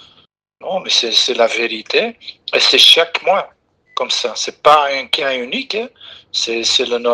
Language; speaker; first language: French; non-native, local second language; Dutch